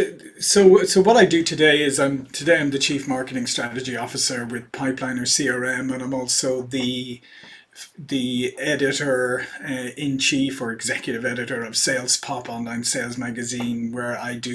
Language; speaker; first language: English; native; English